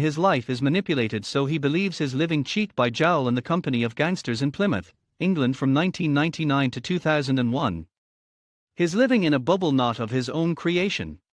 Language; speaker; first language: English; native; English